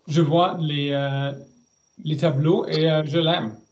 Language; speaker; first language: French; non-native, learner; German